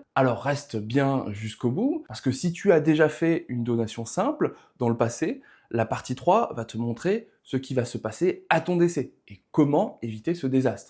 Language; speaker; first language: French; native; French